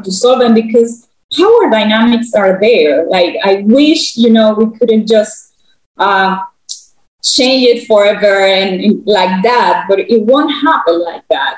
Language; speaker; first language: English; non-native, fluent; Spanish